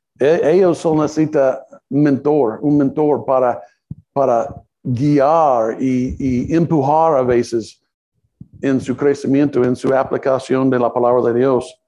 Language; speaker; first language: Spanish; non-native, learner; English